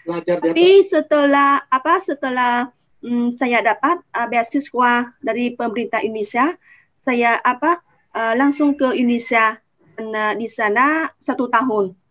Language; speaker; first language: Indonesian; non-native, fluent; Vietnamese